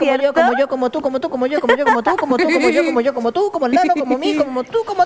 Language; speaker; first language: Spanish; native; Spanish